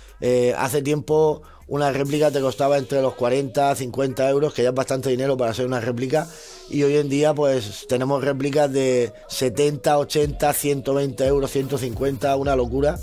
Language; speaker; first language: Spanish; native; Spanish